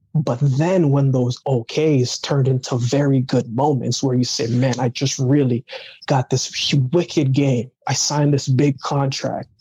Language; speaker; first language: English; early bilingual, other home language; Jamaican Creole English